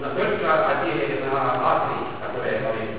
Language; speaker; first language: Russian; non-native, local second language; Estonian